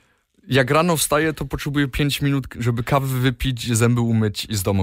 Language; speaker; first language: Polish; early bilingual, heritage; Polish